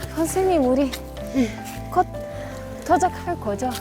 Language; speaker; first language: Korean; non-native, fluent; Bulgarian